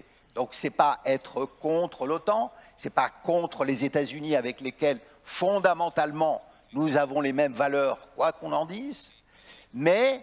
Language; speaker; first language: French; native; French